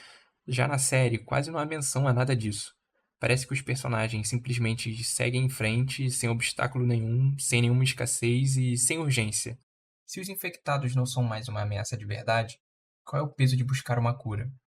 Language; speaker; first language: Portuguese; native; Portuguese